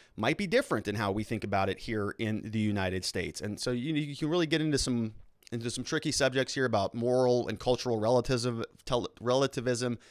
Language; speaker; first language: English; native; English